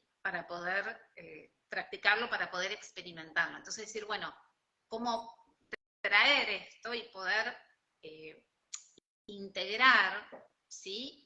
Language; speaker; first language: Spanish; native; Spanish